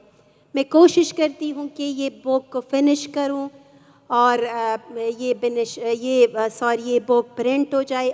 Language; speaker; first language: Hindi; non-native, fluent; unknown